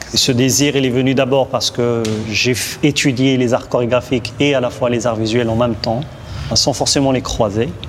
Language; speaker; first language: French; non-native, local second language; Arabic